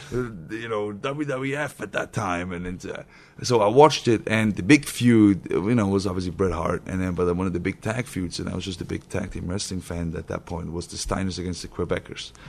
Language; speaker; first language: English; non-native, fluent; Swiss German